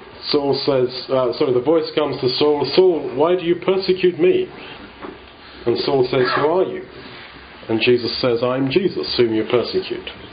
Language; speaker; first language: English; native; English